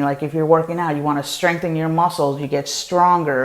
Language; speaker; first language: English; native; English